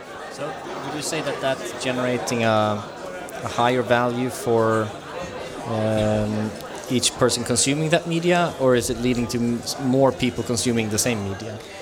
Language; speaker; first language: English; non-native, fluent; Swedish